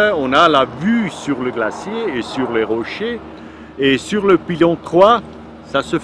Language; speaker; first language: French; non-native, local second language; German